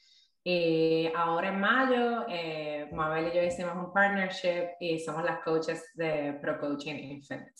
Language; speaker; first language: Spanish; native; Spanish